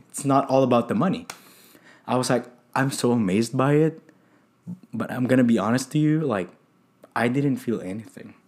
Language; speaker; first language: English; non-native, local second language; Filipino